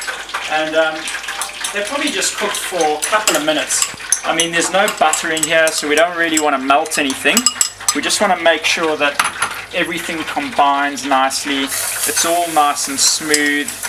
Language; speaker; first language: English; native; English